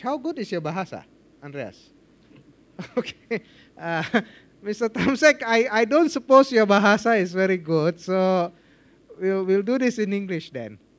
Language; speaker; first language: English; non-native, fluent; Indonesian